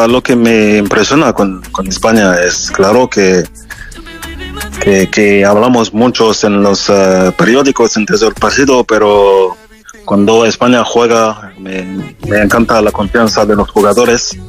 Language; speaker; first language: Spanish; non-native, fluent; French